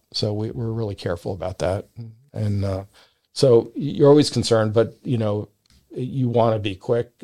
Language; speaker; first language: English; native; English